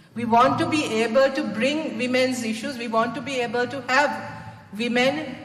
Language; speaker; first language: English; non-native, local second language; Sinhala